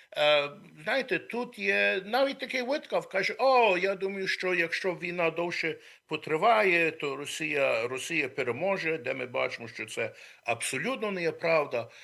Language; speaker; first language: Ukrainian; early bilingual, heritage; Ukrainian